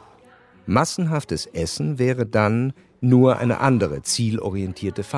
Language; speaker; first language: German; native; German